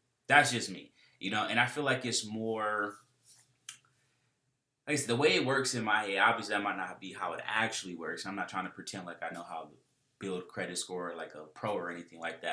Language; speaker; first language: English; native; English